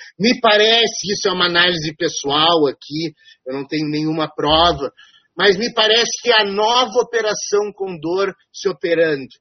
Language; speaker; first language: Portuguese; native; Portuguese